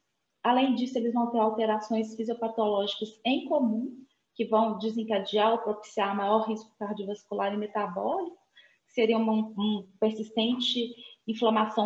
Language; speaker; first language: Portuguese; native; Portuguese